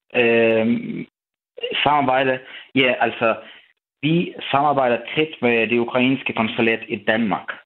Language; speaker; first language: Danish; non-native, fluent; Ukrainian